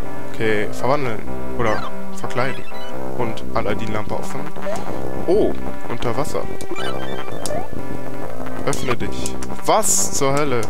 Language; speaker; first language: German; native; German